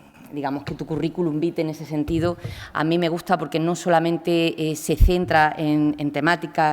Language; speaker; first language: Spanish; native; Spanish